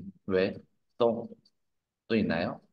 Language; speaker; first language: Korean; non-native, fluent; Vietnamese